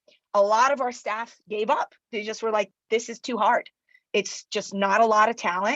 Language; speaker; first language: English; early bilingual, other home language; Chinese